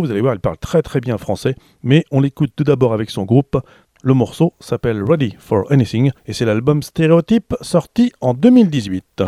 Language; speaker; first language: French; native; French